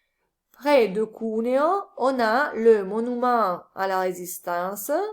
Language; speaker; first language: French; non-native, learner; Italian